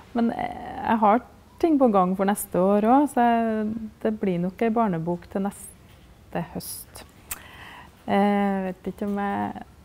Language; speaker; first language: Norwegian; native; Norwegian